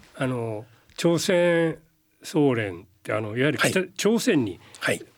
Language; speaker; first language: Japanese; native; Japanese